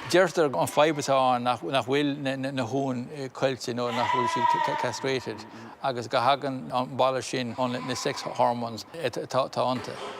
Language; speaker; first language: Irish; native; Irish